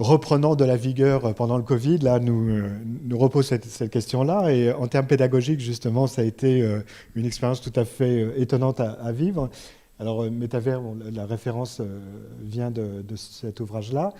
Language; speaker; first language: French; native; French